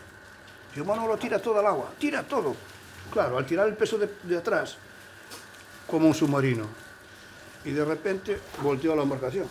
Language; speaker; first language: Spanish; native; Spanish